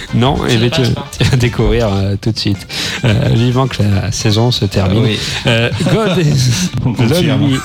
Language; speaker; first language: French; native; French